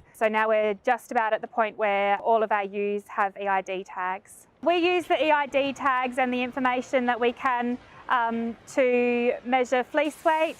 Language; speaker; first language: English; native; English